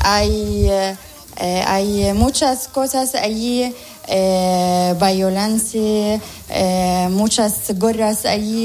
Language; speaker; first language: Spanish; non-native, learner; Arabic